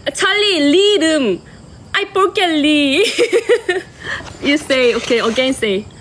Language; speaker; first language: English; non-native, learner; Korean